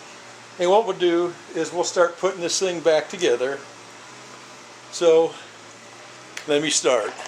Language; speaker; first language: English; native; English